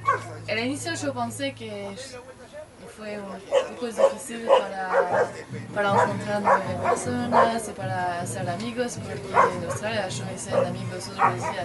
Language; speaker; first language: Spanish; non-native, learner; French